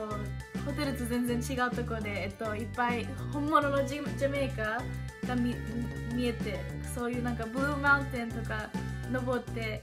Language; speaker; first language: Japanese; early bilingual, heritage; English